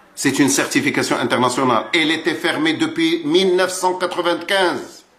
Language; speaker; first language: French; non-native, local second language; Arabic